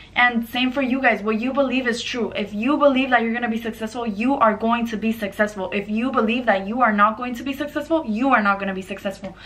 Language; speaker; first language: English; native; English